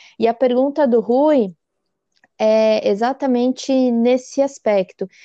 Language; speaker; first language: Portuguese; native; Portuguese